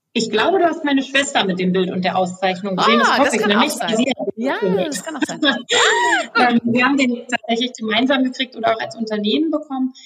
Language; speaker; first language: German; native; German